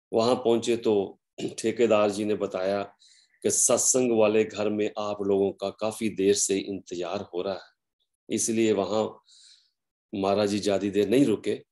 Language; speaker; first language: Hindi; non-native, local second language; Punjabi